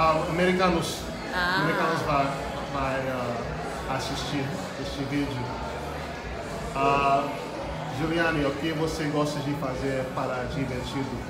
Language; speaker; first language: Portuguese; non-native, learner; English